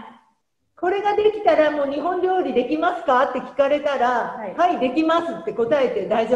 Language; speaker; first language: Japanese; non-native, fluent; Indonesian